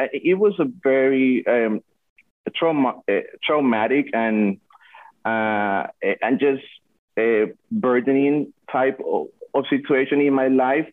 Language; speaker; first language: English; non-native, fluent; Spanish